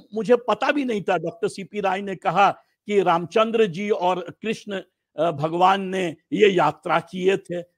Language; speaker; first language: Hindi; native; Hindi